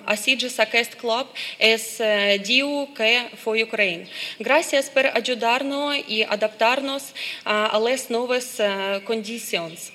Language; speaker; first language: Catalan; non-native, learner; Ukrainian